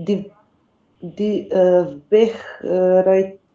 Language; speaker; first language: German; non-native, learner; Macedonian